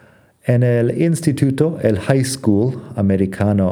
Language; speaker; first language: Spanish; non-native, fluent; English